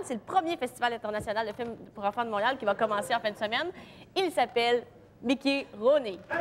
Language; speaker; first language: French; native; French